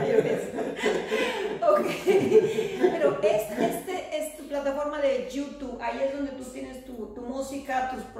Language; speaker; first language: Spanish; native; Spanish